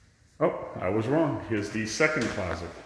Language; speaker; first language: English; native; English